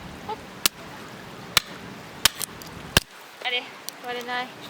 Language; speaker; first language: Japanese; native; Japanese